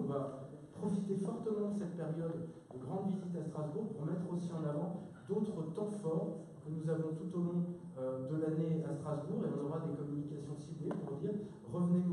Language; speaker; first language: French; native; French